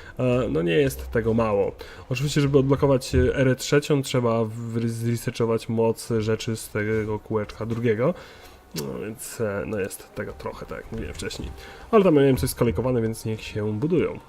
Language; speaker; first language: Polish; native; Polish